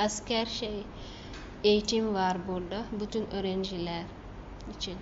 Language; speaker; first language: Turkish; non-native, learner; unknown